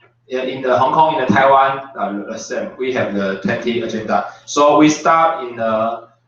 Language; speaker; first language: English; non-native, learner; Chinese